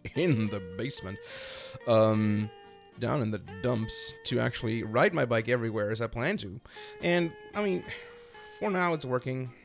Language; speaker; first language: English; non-native, fluent; German